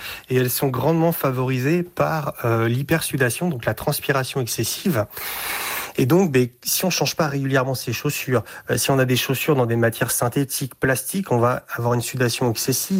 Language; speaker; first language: French; native; French